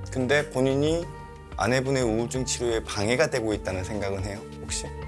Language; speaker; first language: Korean; native; Korean